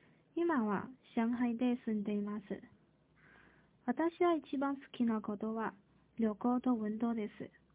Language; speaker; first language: Japanese; non-native, fluent; Chinese